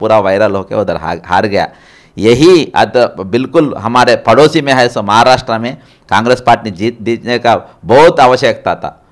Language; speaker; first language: Hindi; non-native, local second language; Telugu